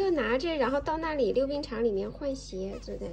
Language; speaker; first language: Chinese; native; Chinese